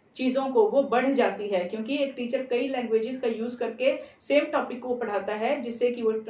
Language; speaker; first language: Hindi; non-native, local second language; Punjabi